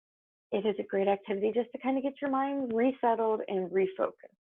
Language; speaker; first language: English; native; English